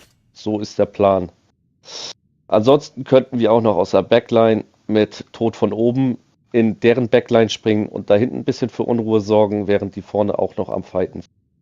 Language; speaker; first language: German; native; German